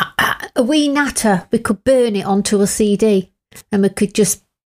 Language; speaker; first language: English; native; English